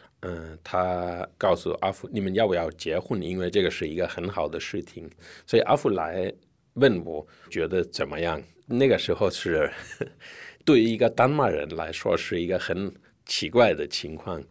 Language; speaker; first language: Chinese; non-native, fluent; Danish